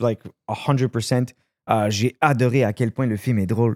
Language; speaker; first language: French; native; French